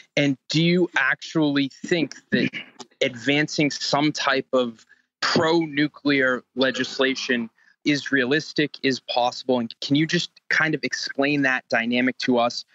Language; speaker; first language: English; native; English